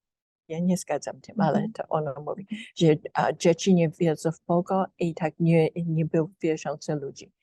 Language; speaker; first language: Polish; early bilingual, heritage; English